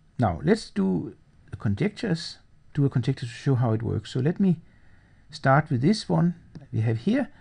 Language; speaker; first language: English; non-native, fluent; Danish